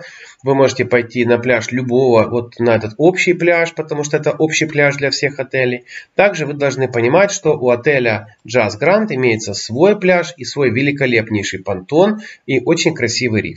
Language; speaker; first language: Russian; native; Russian